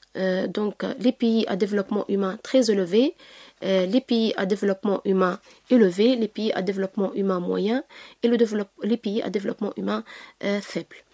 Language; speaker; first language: French; non-native, local second language; Arabic